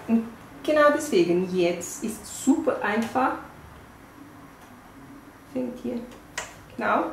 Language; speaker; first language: German; non-native, fluent; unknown